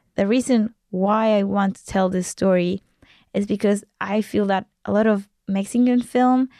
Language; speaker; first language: English; non-native, fluent; Spanish